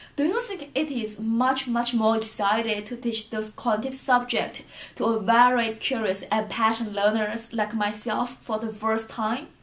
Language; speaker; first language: English; non-native, fluent; Chinese